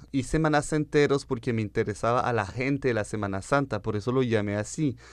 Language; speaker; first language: Spanish; early bilingual, heritage; French